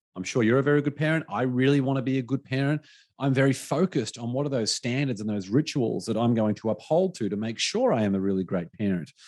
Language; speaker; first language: English; native; English